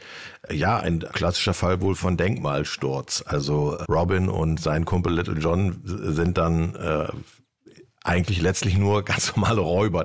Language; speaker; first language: German; native; German